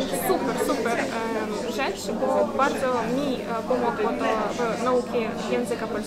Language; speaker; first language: Polish; non-native, fluent; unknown